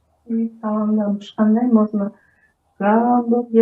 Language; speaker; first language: Russian; non-native, local second language; Kyrgyz